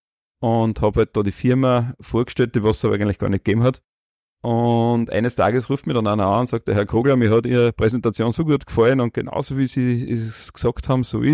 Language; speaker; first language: German; native; German